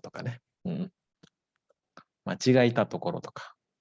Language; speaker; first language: Japanese; non-native, fluent; Indonesian